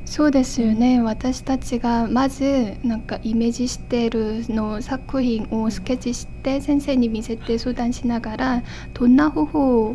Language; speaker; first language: Japanese; non-native, fluent; Korean